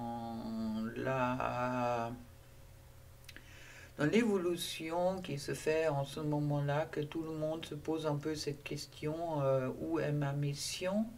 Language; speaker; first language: French; non-native, fluent; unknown